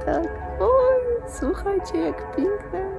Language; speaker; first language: Polish; non-native, learner; Russian